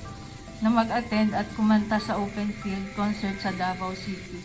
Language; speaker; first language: Filipino; native; Filipino